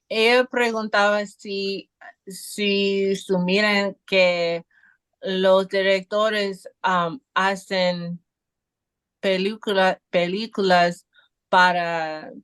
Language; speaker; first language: Spanish; non-native, learner; English